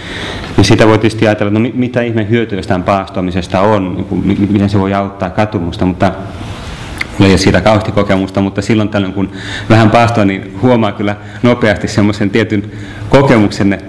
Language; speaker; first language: Finnish; native; Finnish